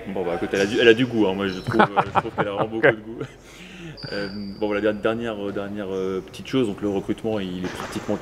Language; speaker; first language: French; native; French